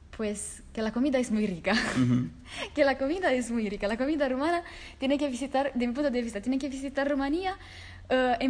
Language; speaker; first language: Spanish; non-native, fluent; Romanian